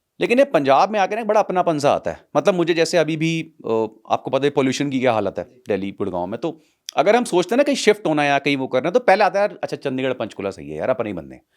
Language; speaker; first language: Hindi; non-native, local second language; Punjabi